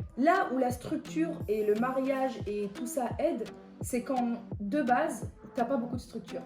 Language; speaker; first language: French; early bilingual, other home language; Persian